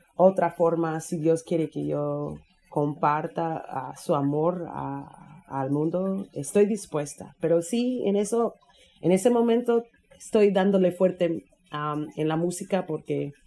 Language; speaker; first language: Spanish; non-native, fluent; English